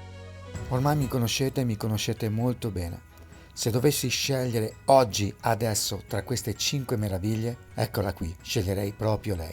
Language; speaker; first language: Italian; native; Italian